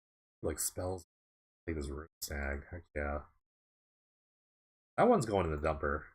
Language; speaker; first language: English; native; English